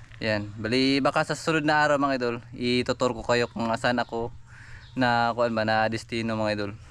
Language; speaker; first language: Filipino; non-native, local second language; Cebuano